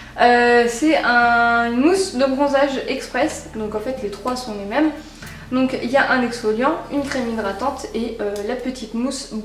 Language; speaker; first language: French; native; French